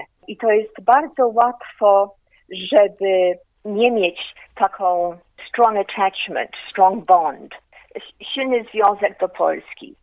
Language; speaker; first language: Polish; early bilingual, heritage; Polish